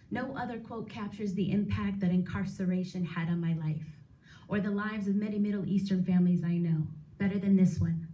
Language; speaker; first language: English; native; English